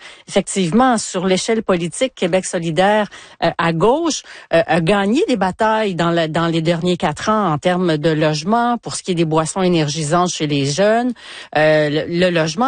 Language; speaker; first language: French; native; French